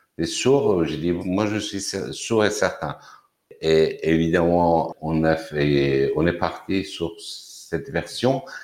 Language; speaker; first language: French; non-native, fluent; Persian